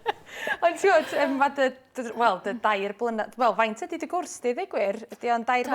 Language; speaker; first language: Welsh; native; Welsh